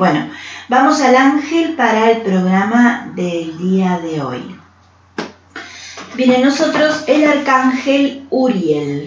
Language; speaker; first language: Spanish; native; Spanish